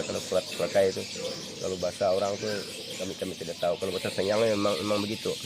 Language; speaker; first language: Indonesian; non-native, local second language; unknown